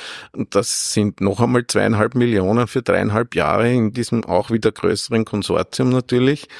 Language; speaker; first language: German; native; German